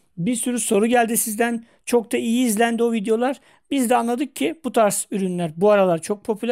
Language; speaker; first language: Turkish; native; Turkish